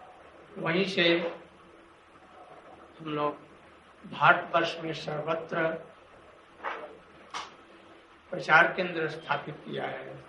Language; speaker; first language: Hindi; native; Hindi